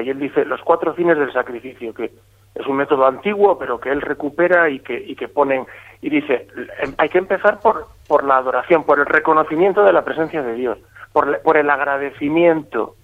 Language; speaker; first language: Spanish; native; Spanish